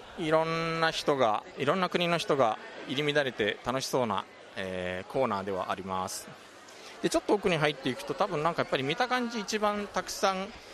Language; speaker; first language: Japanese; native; Japanese